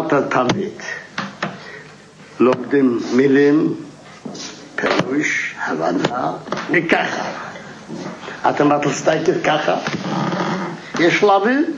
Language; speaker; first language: Hebrew; non-native, fluent; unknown